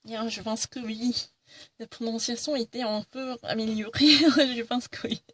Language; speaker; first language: French; non-native, learner; Korean